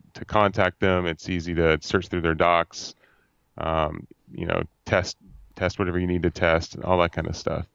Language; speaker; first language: English; native; English